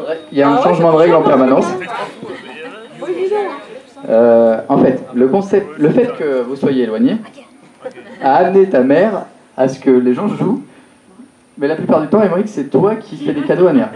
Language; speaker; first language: French; native; French